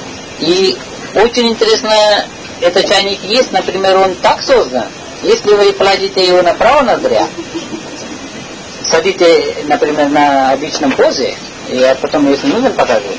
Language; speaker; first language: Russian; non-native, learner; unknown